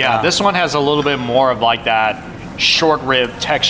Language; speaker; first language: English; native; English